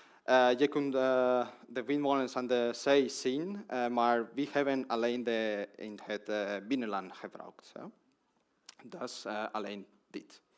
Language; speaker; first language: Dutch; non-native, learner; Spanish